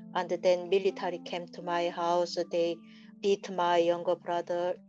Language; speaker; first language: English; non-native, learner; Korean